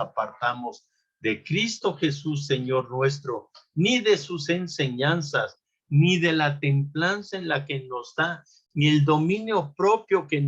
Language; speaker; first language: Spanish; native; Spanish